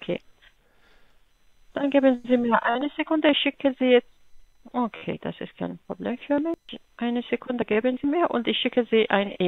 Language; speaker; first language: German; non-native, fluent; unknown